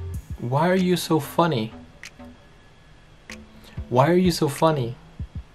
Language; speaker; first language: English; non-native, fluent; Portuguese